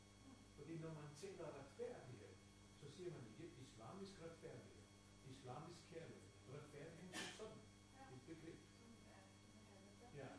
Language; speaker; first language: Danish; non-native, fluent; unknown